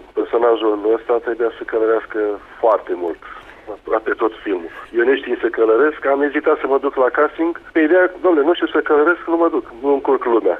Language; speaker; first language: Romanian; native; Romanian